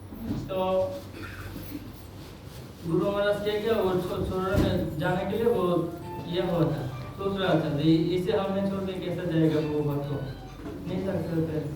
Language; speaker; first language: Hindi; non-native, local second language; Bangla